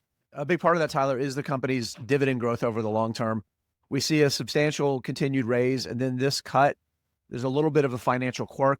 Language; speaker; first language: English; native; English